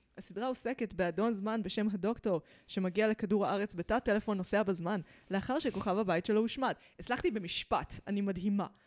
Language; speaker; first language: Hebrew; early bilingual, other home language; English